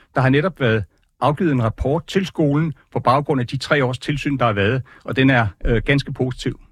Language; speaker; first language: Danish; native; Danish